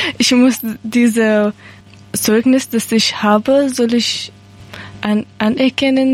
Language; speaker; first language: German; non-native, learner; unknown